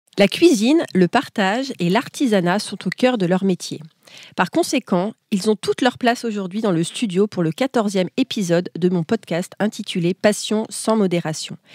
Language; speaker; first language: French; native; French